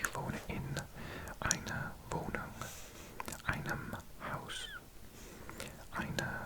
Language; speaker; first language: German; non-native, learner; English